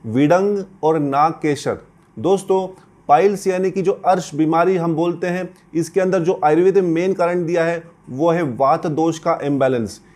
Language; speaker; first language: Hindi; native; Hindi